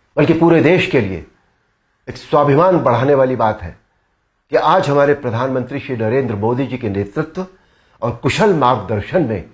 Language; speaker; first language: Hindi; native; Hindi